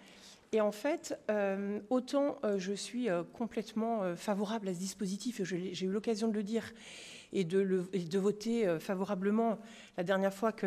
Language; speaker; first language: French; native; French